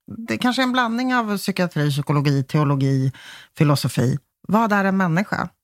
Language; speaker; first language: Swedish; early bilingual, other home language; Polish